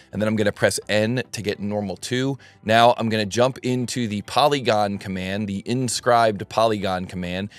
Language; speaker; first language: English; native; English